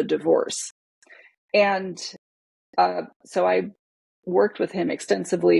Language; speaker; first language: English; native; English